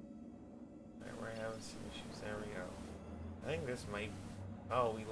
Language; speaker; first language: English; native; English